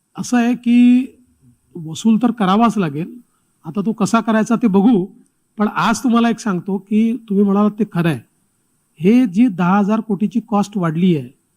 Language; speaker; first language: Marathi; native; Marathi